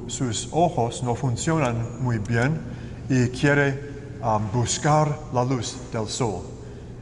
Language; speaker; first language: Spanish; non-native, learner; English